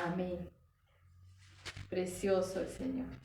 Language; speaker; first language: Spanish; native; Spanish